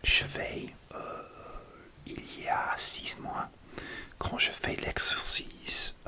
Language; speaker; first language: French; non-native, learner; English